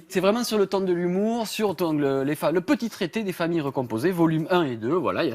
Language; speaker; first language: French; native; French